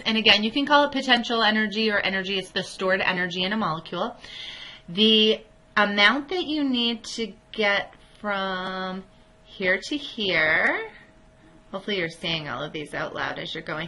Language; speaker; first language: English; native; English